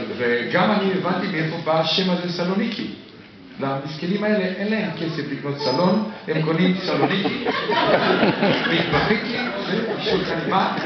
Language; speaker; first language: Hebrew; non-native, fluent; Romanian